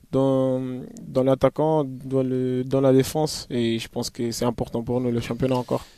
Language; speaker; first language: French; non-native, fluent; Portuguese